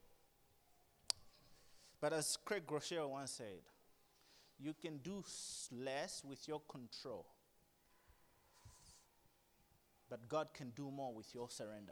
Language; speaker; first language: English; non-native, local second language; Nyanja